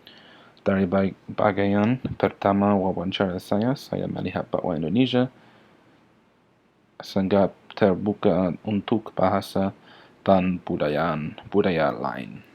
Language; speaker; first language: Indonesian; non-native, learner; English